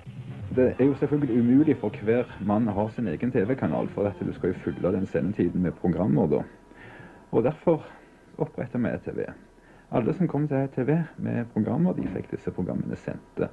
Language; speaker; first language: Norwegian; native; Norwegian